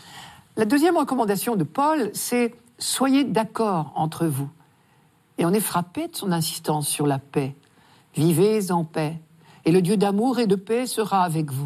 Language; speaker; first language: French; native; French